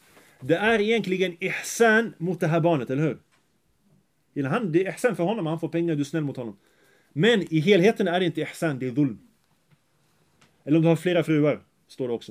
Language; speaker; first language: Swedish; early bilingual, other home language; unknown